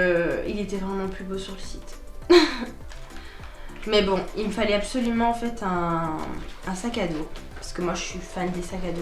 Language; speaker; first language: French; native; French